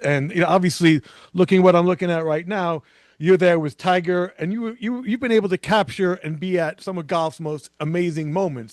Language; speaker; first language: English; native; English